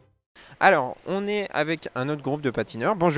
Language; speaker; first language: French; native; French